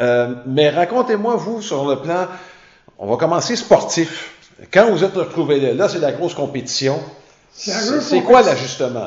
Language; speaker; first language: French; native; French